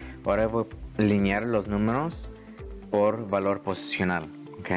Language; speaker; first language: Spanish; early bilingual, heritage; Spanish